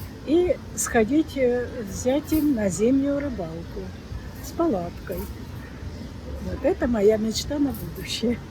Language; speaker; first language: Russian; native; Russian